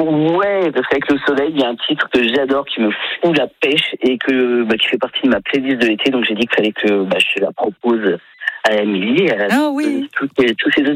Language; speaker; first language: French; native; French